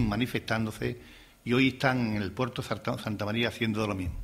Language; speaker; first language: Spanish; native; Spanish